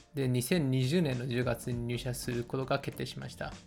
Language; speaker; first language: Japanese; non-native, fluent; Chinese